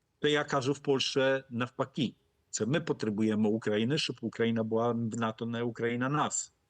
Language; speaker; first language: Polish; non-native, fluent; Ukrainian